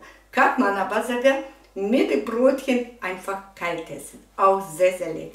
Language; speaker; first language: German; non-native, fluent; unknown